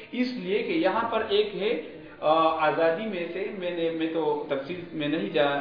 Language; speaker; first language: Urdu; non-native, local second language; Pashto